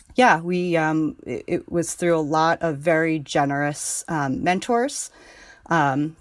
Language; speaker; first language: English; native; English